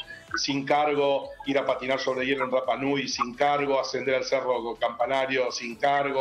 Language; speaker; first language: Spanish; native; Spanish